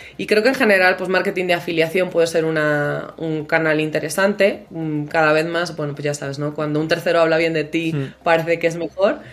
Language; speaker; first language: Spanish; native; Spanish